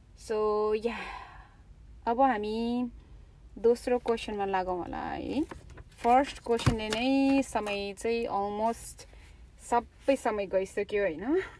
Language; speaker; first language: Nepali; early bilingual, heritage; Nepali